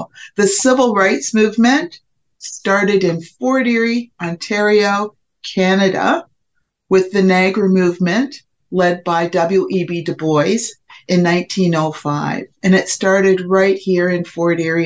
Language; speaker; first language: English; native; English